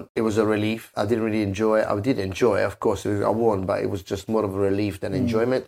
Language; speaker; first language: English; non-native, fluent; Italian